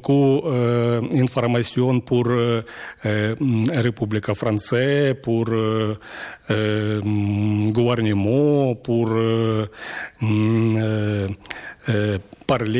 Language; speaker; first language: French; non-native, learner; Ukrainian